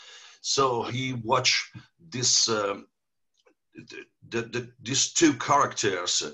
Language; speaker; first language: English; non-native, learner; Italian